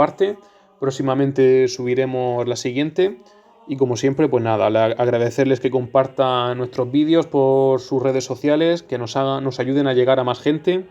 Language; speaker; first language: Spanish; native; Spanish